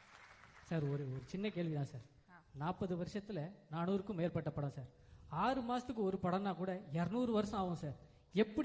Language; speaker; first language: Tamil; native; Tamil